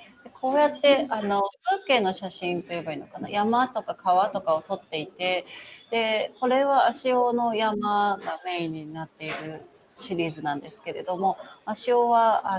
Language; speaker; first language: Japanese; native; Japanese